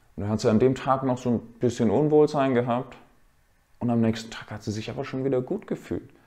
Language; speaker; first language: German; native; German